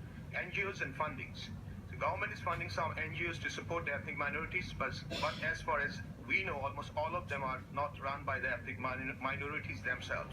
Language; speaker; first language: English; non-native, local second language; Bangla